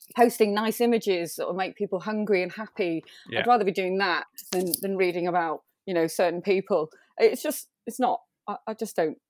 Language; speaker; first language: English; native; English